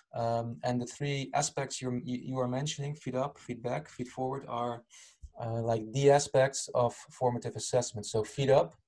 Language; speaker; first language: English; non-native, fluent; Dutch